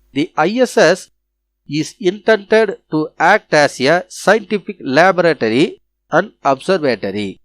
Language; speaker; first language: English; non-native, local second language; Tamil